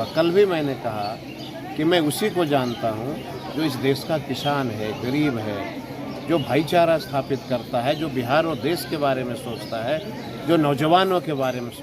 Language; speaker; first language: Hindi; native; Hindi